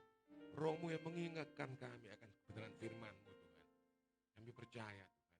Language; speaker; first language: Indonesian; native; Indonesian